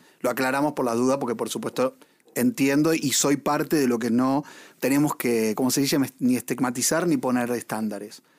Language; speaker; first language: Spanish; native; Spanish